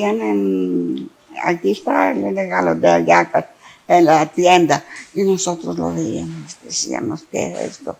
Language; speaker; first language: Spanish; non-native, fluent; Greek